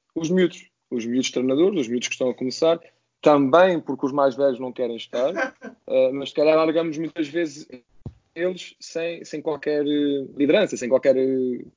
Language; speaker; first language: Portuguese; native; Portuguese